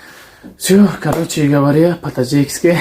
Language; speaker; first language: Russian; non-native, learner; Tajik